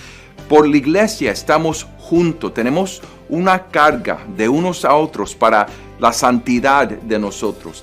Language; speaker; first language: Spanish; non-native, fluent; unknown